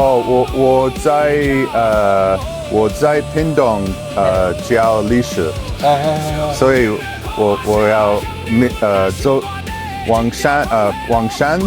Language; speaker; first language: Chinese; non-native, fluent; English